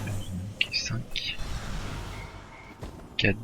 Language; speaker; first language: French; native; French